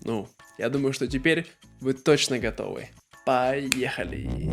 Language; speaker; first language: Russian; native; Russian